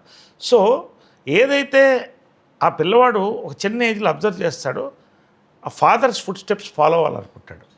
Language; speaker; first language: Telugu; native; Telugu